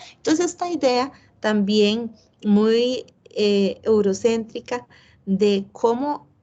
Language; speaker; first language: Spanish; native; Spanish